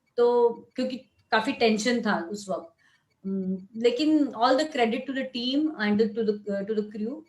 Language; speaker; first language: Hindi; non-native, local second language; Marathi